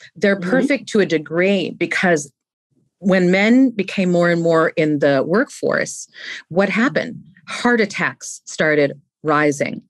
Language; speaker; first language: English; native; English